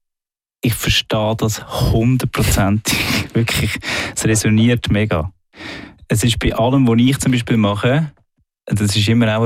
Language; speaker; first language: German; native; German